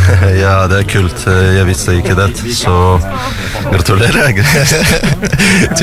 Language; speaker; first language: Norwegian; non-native, learner; Russian